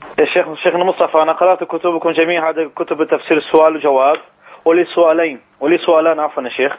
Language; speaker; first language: Arabic; non-native, fluent; Portuguese